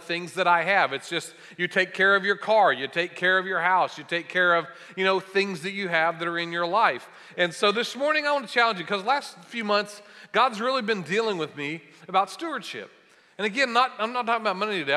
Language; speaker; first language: English; native; English